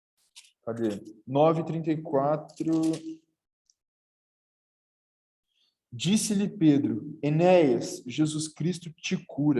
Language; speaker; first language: Portuguese; native; Portuguese